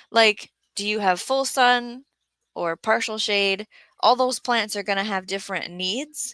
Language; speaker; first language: English; native; English